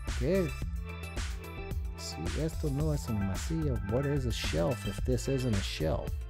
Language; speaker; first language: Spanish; non-native, learner; English